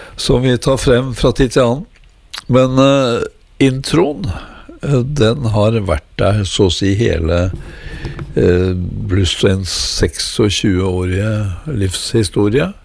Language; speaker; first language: Norwegian; native; Norwegian